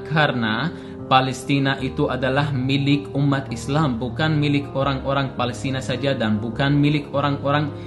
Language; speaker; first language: Indonesian; non-native, fluent; Arabic